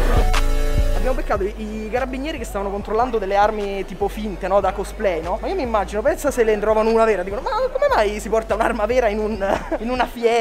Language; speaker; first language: Italian; native; Italian